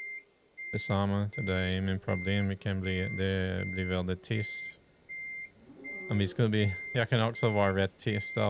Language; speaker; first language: Swedish; non-native, fluent; English